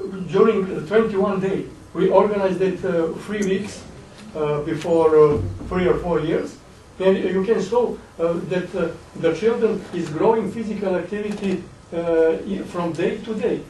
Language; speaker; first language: English; non-native, fluent; Serbian